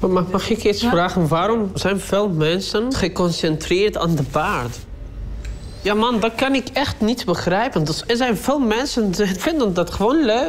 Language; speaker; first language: Dutch; non-native, learner; Arabic